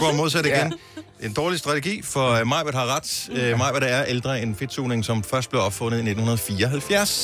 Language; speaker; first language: Danish; native; Danish